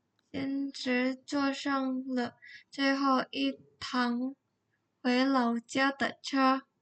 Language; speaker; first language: Chinese; non-native, learner; Indonesian